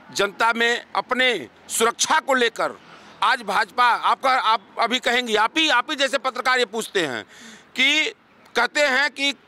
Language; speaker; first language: Hindi; native; Hindi